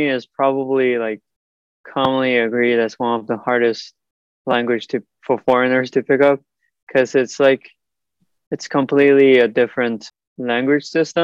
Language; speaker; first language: English; non-native, fluent; Chinese